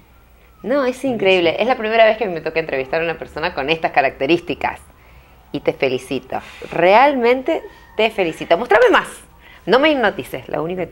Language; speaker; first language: Spanish; native; Spanish